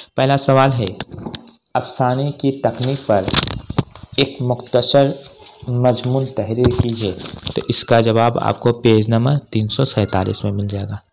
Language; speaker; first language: Urdu; native; Urdu